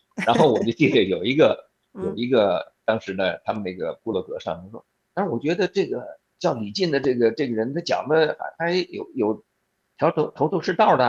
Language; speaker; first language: Chinese; native; Chinese